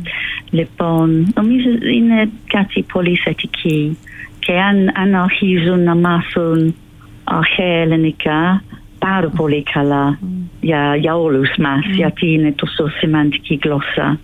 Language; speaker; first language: Greek; non-native, fluent; English